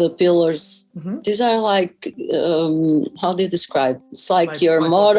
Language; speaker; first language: English; non-native, fluent; Portuguese